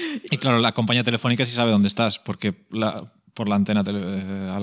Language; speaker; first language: Spanish; native; Spanish